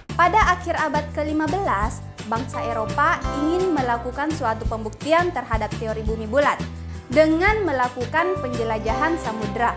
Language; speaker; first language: Malay; native; Malay